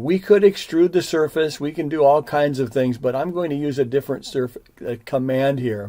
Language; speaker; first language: English; native; English